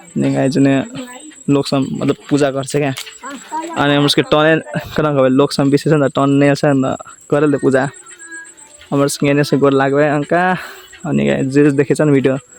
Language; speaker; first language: Nepali; non-native, local second language; Rana Tharu